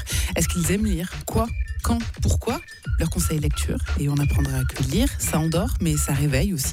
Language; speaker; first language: French; native; French